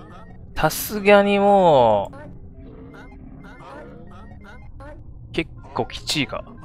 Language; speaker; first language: Japanese; native; Japanese